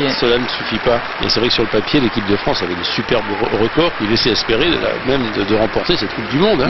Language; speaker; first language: French; native; French